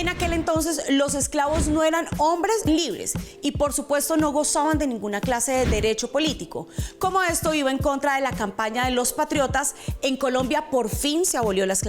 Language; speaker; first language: Spanish; native; Spanish